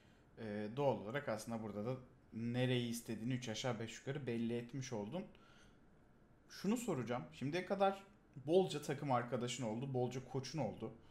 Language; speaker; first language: Turkish; native; Turkish